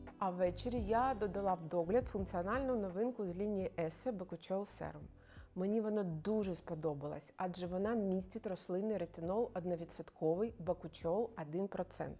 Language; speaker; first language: Ukrainian; non-native, local second language; Russian